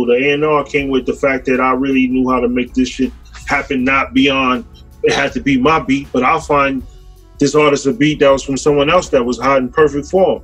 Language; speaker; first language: English; native; English